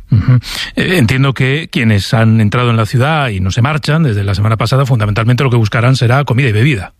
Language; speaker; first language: Spanish; native; Spanish